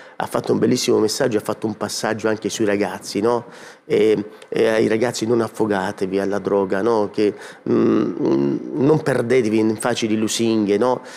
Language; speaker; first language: Italian; native; Italian